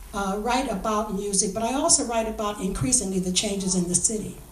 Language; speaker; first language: English; native; English